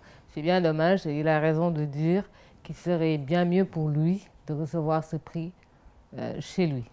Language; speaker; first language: French; non-native, local second language; Wolof